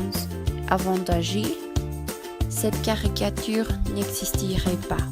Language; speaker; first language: French; non-native, learner; Spanish